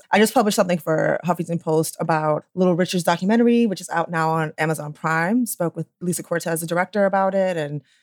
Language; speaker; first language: English; early bilingual, other home language; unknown